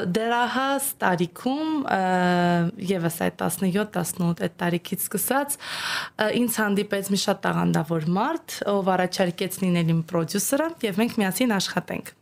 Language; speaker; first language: Armenian; native; Armenian